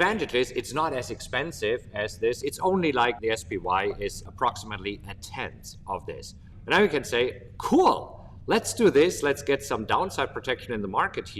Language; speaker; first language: English; non-native, fluent; German